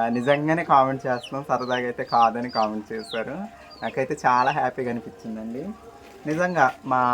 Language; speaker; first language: Telugu; non-native, local second language; Koya